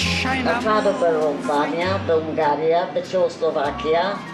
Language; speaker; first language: Hebrew; non-native, fluent; Hungarian